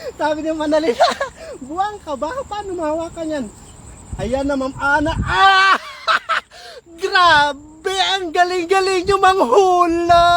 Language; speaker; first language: Filipino; non-native, local second language; Waray